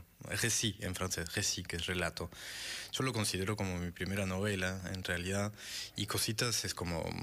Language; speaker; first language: Spanish; non-native, fluent; French